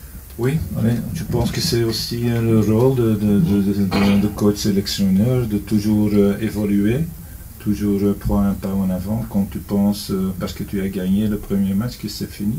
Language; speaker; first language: French; non-native, local second language; Dutch